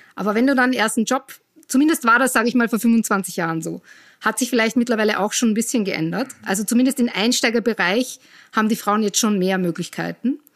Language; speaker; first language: German; native; German